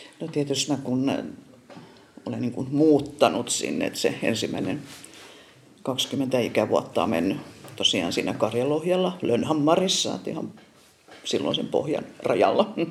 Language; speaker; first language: Finnish; native; Finnish